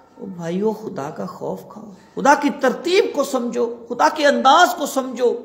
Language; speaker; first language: Urdu; non-native, local second language; Punjabi